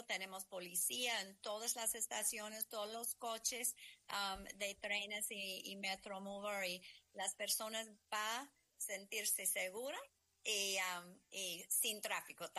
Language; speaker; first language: Spanish; non-native, learner; English